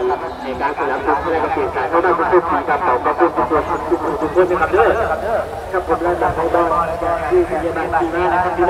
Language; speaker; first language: Thai; non-native, local second language; Northeastern Thai